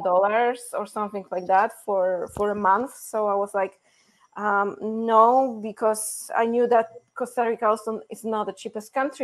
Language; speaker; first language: English; non-native, fluent; Polish